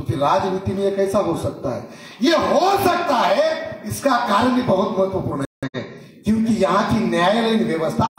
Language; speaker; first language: Hindi; non-native, local second language; Marathi